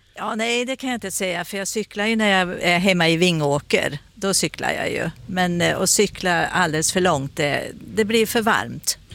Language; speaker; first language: Swedish; native; Swedish